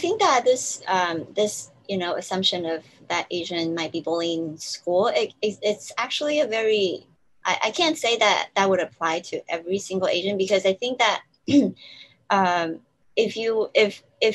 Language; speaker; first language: English; non-native, fluent; Chinese